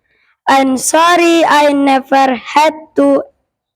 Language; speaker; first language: English; non-native, learner; Indonesian